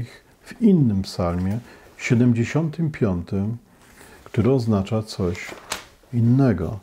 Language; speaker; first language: Polish; native; Polish